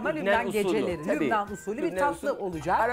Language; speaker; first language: Turkish; native; Turkish